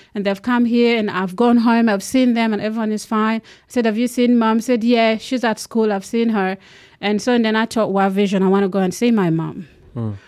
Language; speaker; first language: English; non-native, local second language; Acoli